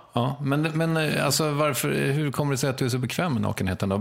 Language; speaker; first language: Swedish; native; Swedish